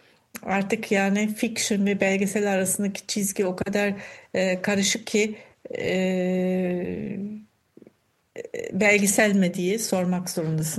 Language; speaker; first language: Turkish; non-native, fluent; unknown